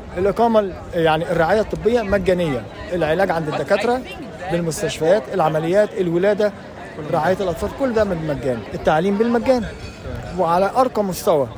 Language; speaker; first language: Egyptian Arabic; native; Egyptian Arabic